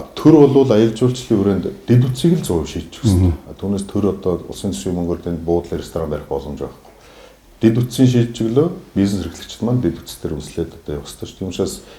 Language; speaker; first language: Mongolian; non-native, local second language; Kazakh